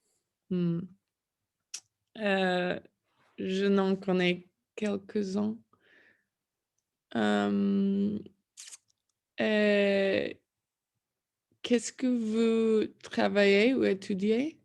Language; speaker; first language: French; non-native, learner; English